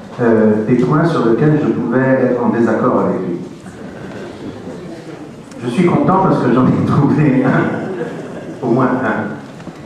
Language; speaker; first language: French; native; French